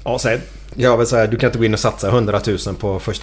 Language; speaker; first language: Swedish; native; Swedish